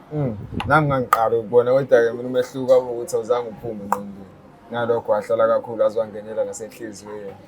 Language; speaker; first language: Zulu; native; Zulu